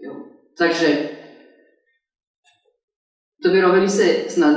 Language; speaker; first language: Czech; non-native, fluent; French